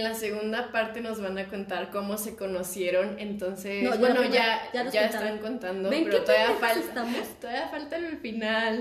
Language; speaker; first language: Spanish; native; Spanish